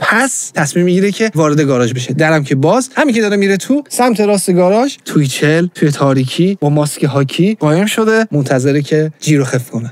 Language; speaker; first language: Persian; native; Persian